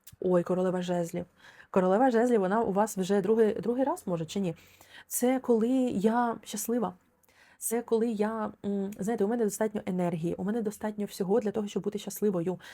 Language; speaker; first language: Ukrainian; non-native, local second language; Russian